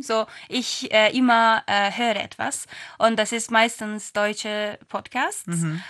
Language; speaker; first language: German; non-native, fluent; Turkish